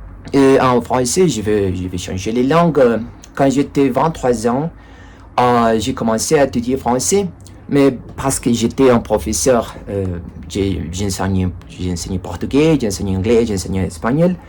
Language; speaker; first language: French; non-native, learner; Spanish